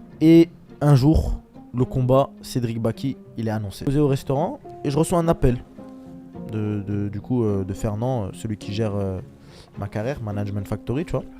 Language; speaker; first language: French; early bilingual, other home language; Chechen